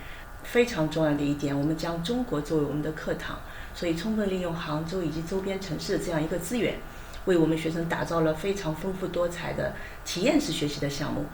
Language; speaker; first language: Chinese; native; Chinese